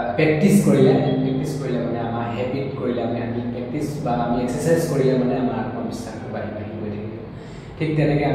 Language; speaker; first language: Assamese; native; Assamese